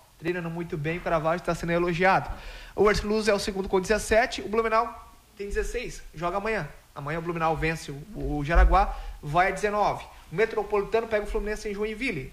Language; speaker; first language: Portuguese; native; Portuguese